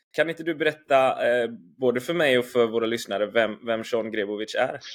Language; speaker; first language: Swedish; early bilingual, other home language; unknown